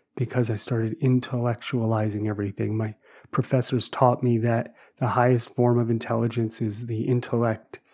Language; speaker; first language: English; native; English